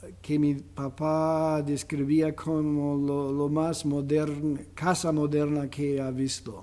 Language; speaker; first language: Spanish; non-native, fluent; English